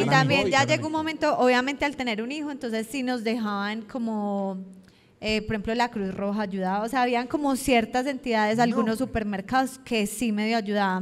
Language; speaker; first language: Spanish; native; Spanish